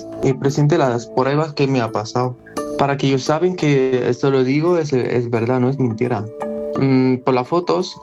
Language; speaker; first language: Spanish; non-native, learner; Arabic